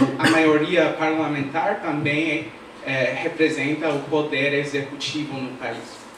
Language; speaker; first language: Portuguese; non-native, fluent; English